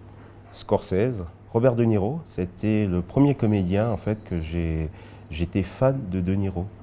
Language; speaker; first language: French; early bilingual, other home language; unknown